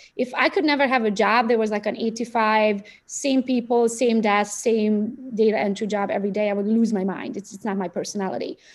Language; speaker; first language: English; non-native, fluent; Romanian